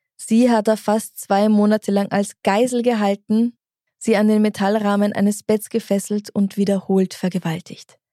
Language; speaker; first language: German; native; German